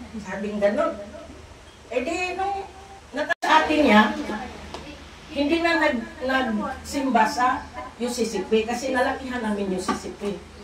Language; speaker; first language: Filipino; non-native, local second language; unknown